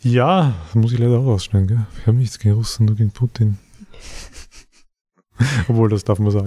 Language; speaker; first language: German; native; German